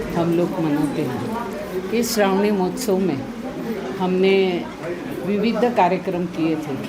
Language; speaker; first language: Hindi; non-native, local second language; Marathi